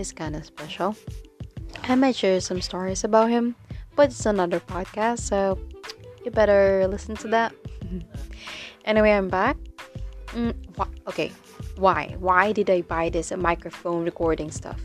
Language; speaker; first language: English; non-native, local second language; Filipino